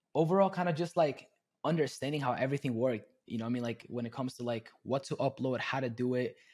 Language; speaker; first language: English; early bilingual, other home language; Spanish